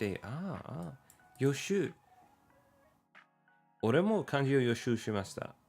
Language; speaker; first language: Japanese; non-native, learner; English